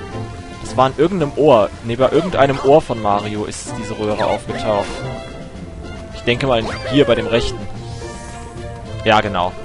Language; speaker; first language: German; native; German